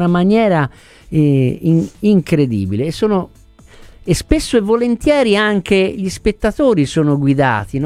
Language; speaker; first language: Italian; native; Italian